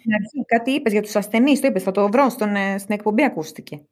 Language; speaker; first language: Greek; native; Greek